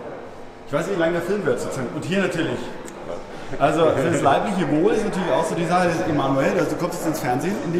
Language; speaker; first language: German; native; German